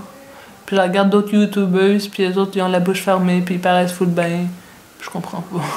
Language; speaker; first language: French; native; French